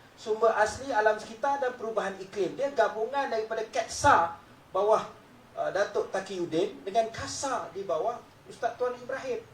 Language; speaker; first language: Malay; native; Malay